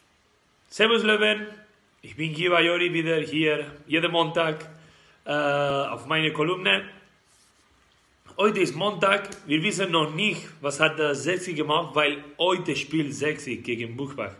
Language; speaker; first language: German; non-native, learner; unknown